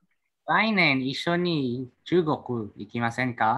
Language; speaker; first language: Japanese; non-native, learner; Filipino